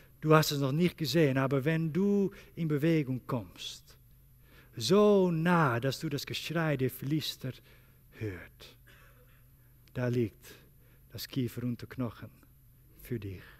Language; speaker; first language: German; non-native, learner; Dutch